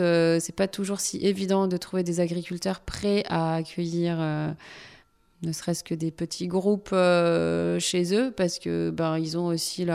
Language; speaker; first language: French; native; French